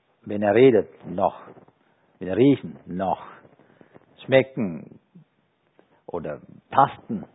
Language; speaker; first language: German; non-native, fluent; Sinhala